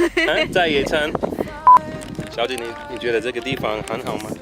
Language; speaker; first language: Chinese; non-native, learner; English